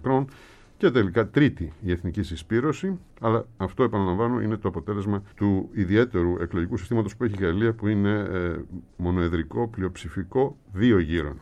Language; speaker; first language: Greek; native; Greek